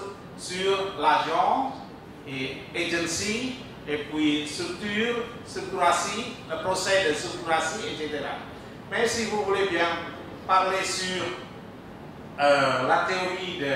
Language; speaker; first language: French; non-native, fluent; Indonesian